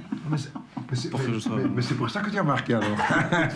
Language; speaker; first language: French; non-native, local second language; Dutch